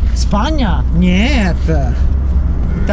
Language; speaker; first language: Russian; non-native, learner; Italian